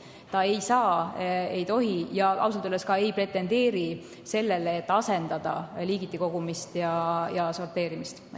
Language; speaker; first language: Estonian; native; Estonian